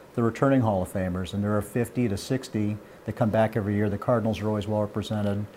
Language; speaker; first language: English; native; English